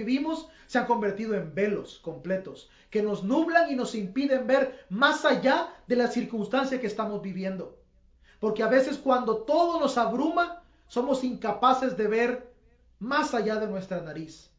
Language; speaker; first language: Spanish; native; Spanish